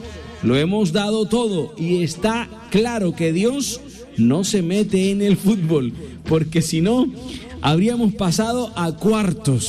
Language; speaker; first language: Spanish; native; Spanish